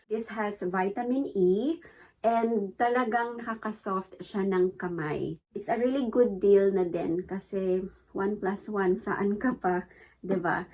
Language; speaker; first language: Filipino; native; Filipino